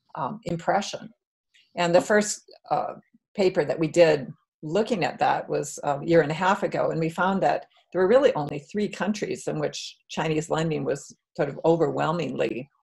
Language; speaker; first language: English; native; English